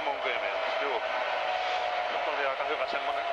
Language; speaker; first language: Finnish; native; Finnish